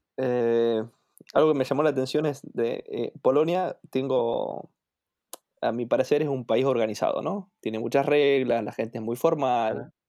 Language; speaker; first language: Spanish; native; Spanish